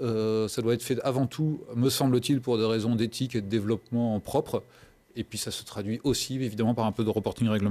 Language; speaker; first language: French; native; French